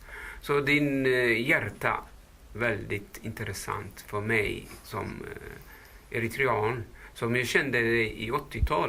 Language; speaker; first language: Swedish; non-native, fluent; Tigrinya